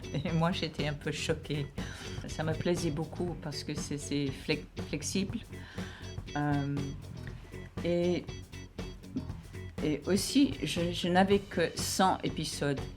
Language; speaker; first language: French; non-native, fluent; English